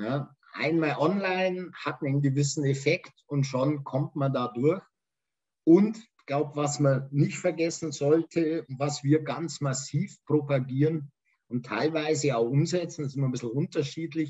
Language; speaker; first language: German; native; German